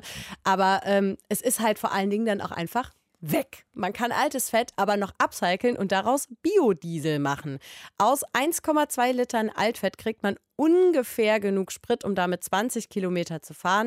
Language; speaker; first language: German; native; German